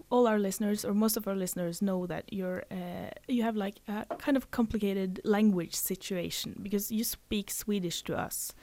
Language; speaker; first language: English; non-native, fluent; Norwegian